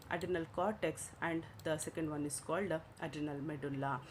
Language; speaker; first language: English; non-native, local second language; Kannada